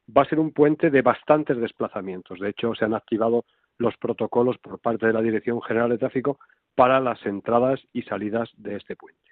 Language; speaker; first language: Spanish; non-native, fluent; Filipino